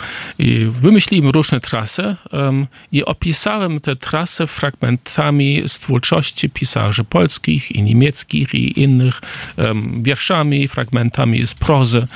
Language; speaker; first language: Polish; non-native, fluent; German